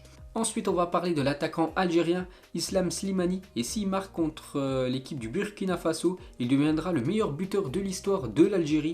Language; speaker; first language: French; native; French